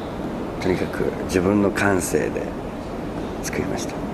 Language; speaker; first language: Japanese; native; Japanese